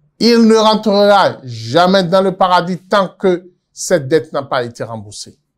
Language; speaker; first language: French; non-native, local second language; Yoruba